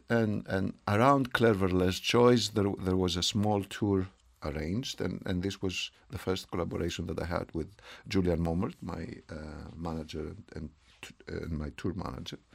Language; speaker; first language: English; non-native, fluent; Greek